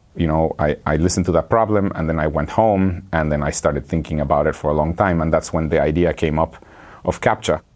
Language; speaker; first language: English; non-native, fluent; Spanish